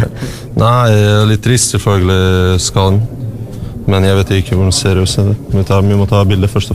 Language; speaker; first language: Norwegian; non-native, learner; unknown